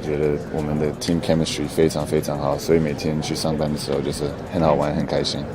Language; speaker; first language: Chinese; early bilingual, heritage; Chinese